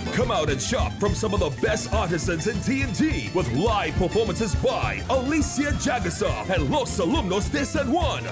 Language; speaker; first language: English; native; English